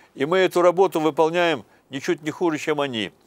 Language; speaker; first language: Russian; native; Russian